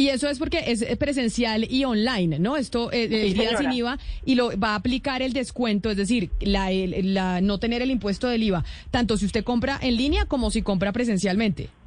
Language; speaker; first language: Spanish; native; Spanish